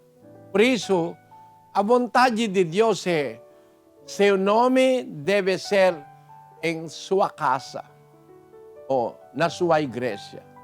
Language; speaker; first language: Portuguese; non-native, fluent; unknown